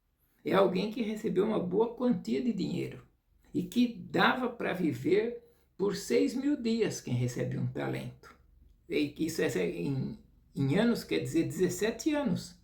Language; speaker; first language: Portuguese; native; Portuguese